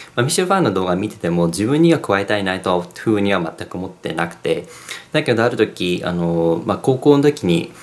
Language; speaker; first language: Japanese; early bilingual, heritage; English